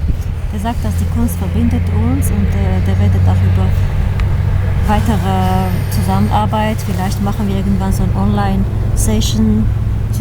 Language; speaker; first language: German; non-native, fluent; Armenian